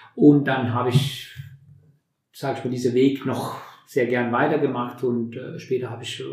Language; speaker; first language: German; non-native, fluent; Albanian